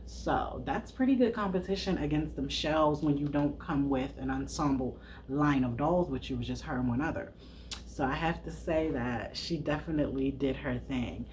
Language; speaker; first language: English; native; English